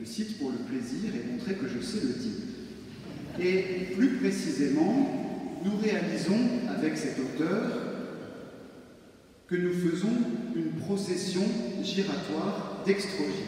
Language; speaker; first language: French; native; French